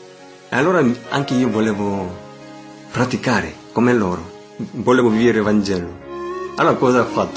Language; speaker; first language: Italian; non-native, learner; Korean